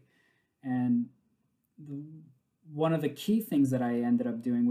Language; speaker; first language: English; native; English